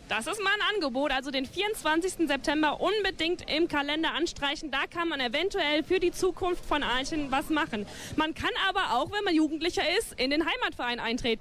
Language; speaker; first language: German; native; German